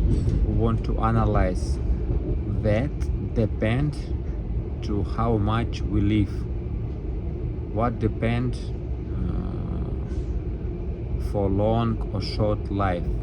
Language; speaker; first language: English; non-native, learner; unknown